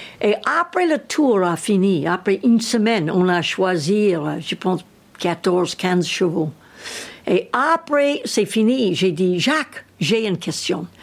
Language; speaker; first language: French; non-native, learner; English